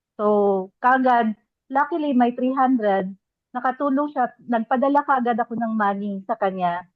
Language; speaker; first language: Filipino; non-native, local second language; Cebuano